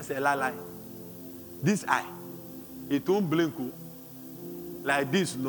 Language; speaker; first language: English; non-native, local second language; Akan